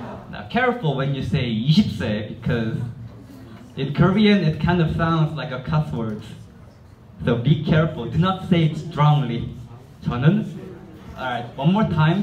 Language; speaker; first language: English; non-native, fluent; Korean